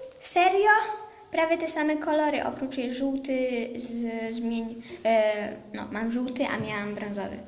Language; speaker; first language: Polish; early bilingual, heritage; Polish